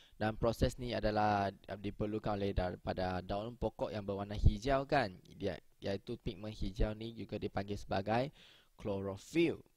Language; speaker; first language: Malay; native; Malay